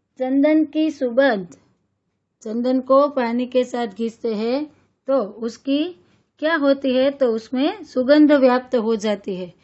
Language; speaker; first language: Hindi; non-native, local second language; Gujarati